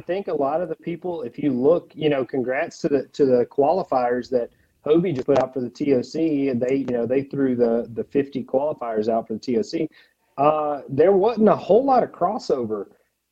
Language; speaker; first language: English; native; English